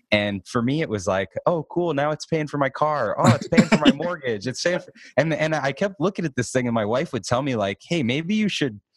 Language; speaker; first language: English; native; English